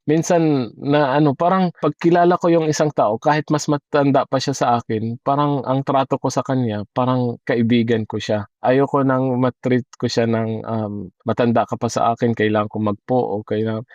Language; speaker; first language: Filipino; non-native, fluent; Arabic